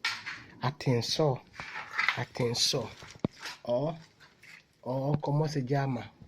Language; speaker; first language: Spanish; non-native, learner; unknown